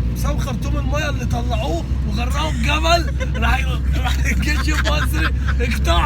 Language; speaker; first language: Arabic; native; Arabic